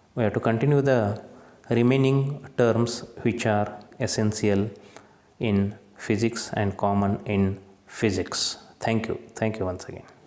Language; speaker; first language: English; non-native, local second language; Kannada